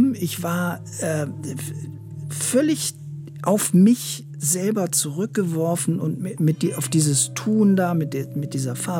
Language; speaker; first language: German; native; German